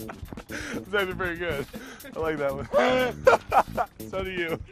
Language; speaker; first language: English; native; English